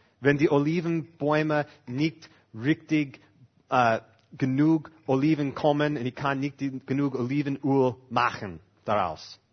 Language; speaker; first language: German; non-native, fluent; English